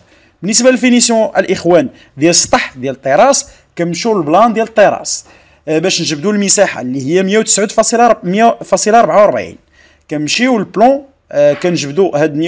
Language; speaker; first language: Arabic; native; Arabic